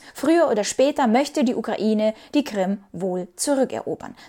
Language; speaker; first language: German; non-native, fluent; Ukrainian